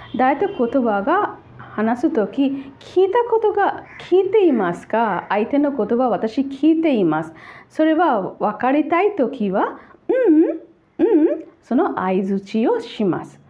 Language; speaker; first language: Japanese; non-native, learner; Bangla